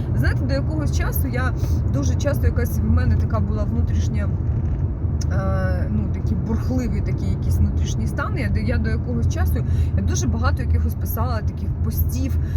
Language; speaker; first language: Ukrainian; non-native, local second language; Russian